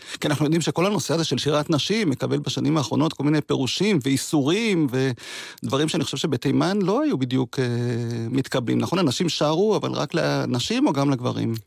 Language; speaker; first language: Hebrew; native; Hebrew